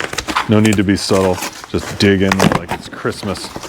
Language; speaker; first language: English; native; English